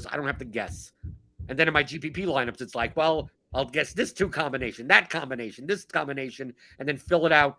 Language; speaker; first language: English; native; English